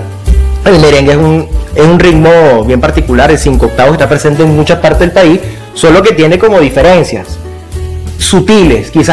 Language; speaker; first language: Spanish; native; Spanish